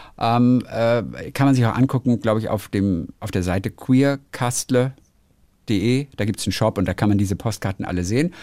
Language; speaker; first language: German; native; German